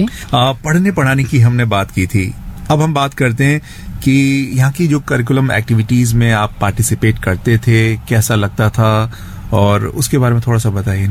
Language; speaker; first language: Hindi; native; Hindi